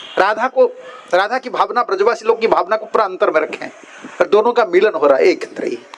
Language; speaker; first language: Hindi; non-native, local second language; Odia